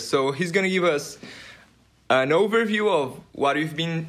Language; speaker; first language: English; non-native, fluent; Portuguese